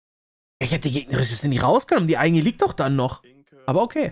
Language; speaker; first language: German; native; German